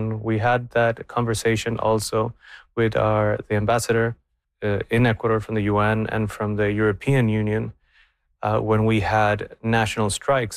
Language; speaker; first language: English; non-native, fluent; Spanish